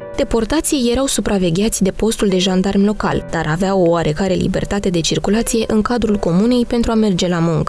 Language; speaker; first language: Romanian; native; Romanian